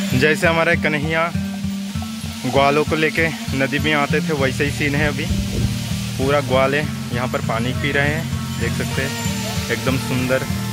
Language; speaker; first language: Hindi; non-native, local second language; Bangla